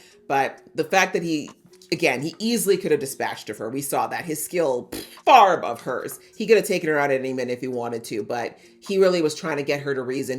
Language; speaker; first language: English; native; English